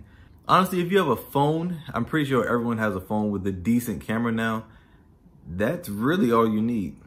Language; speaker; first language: English; native; English